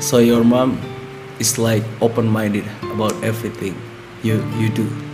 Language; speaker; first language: English; non-native, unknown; Indonesian